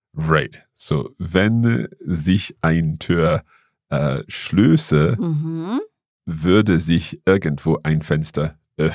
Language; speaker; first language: German; non-native, learner; English